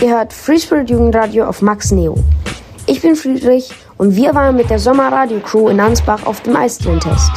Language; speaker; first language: German; native; German